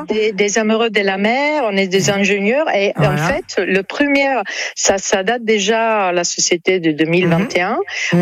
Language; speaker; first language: French; non-native, fluent; Italian